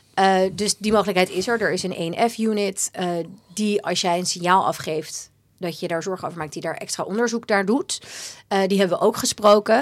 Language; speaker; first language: Dutch; native; Dutch